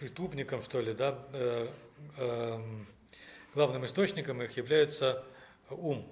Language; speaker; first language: Russian; native; Russian